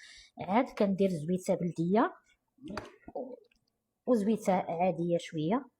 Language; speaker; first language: Arabic; native; Arabic